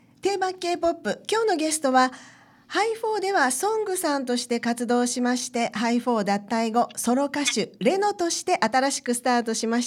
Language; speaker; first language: Japanese; native; Japanese